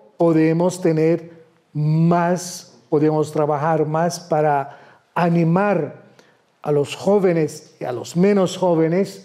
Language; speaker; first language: Spanish; non-native, fluent; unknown